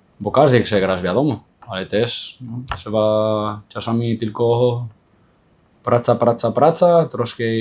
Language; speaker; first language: Polish; non-native, fluent; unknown